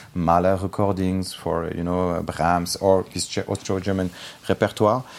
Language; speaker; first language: English; non-native, fluent; Armenian